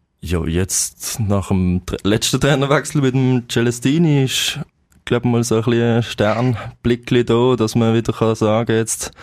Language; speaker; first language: German; native; German